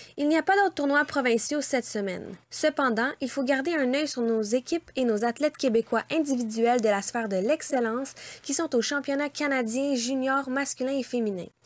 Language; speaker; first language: French; native; French